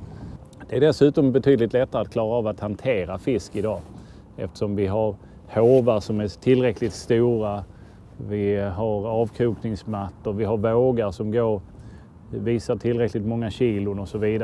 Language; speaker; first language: Swedish; native; Swedish